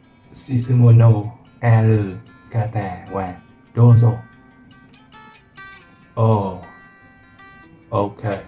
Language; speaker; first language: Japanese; non-native, learner; Vietnamese